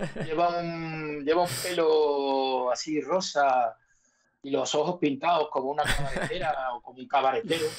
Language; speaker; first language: Spanish; native; Spanish